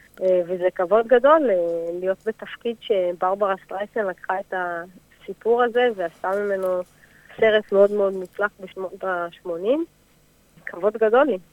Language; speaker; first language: Hebrew; native; Hebrew